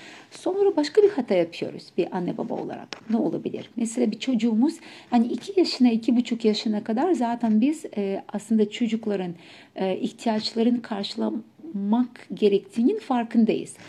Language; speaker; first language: Turkish; non-native, fluent; Russian